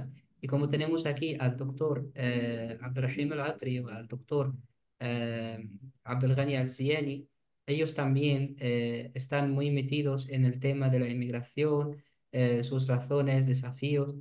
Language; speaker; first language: Spanish; non-native, fluent; Arabic